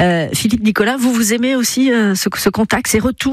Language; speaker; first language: French; native; French